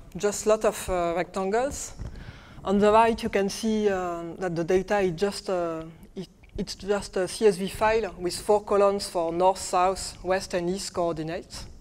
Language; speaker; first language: English; non-native, fluent; French